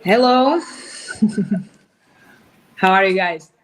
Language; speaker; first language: English; non-native, learner; Portuguese